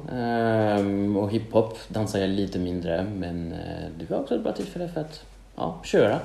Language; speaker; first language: Swedish; non-native, fluent; French